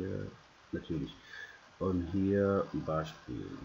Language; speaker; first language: German; non-native, fluent; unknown